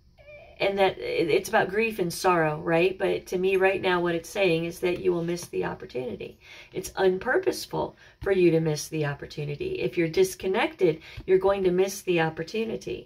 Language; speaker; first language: English; native; English